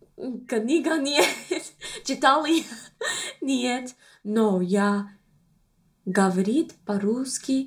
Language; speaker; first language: Russian; non-native, learner; English